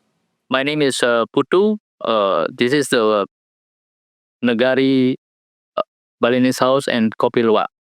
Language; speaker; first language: English; non-native, learner; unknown